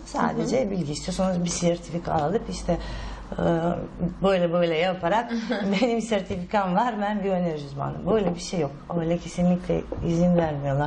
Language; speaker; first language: Turkish; non-native, fluent; Russian